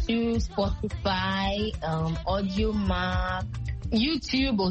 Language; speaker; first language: French; non-native, learner; Akan